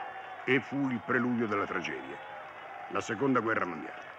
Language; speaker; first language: Italian; native; Italian